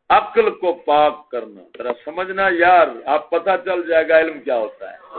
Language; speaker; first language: Urdu; native; Urdu